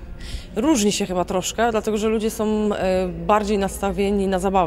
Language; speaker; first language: Polish; native; Polish